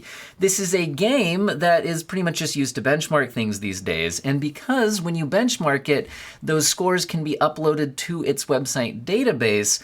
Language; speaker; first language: English; native; English